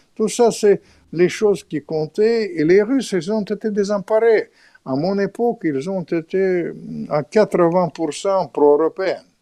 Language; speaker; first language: French; non-native, fluent; Russian